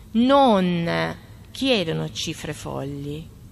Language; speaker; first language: Italian; native; Italian